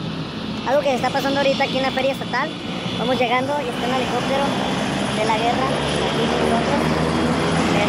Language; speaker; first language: Spanish; native; Spanish